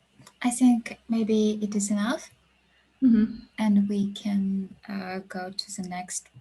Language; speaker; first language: English; non-native, learner; Russian